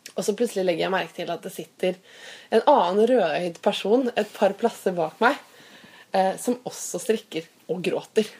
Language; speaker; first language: Norwegian; native; Norwegian